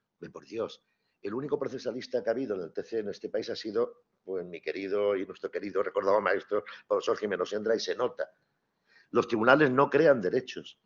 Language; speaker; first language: Spanish; native; Spanish